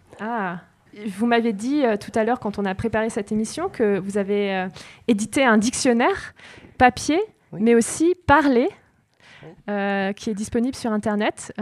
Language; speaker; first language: French; native; French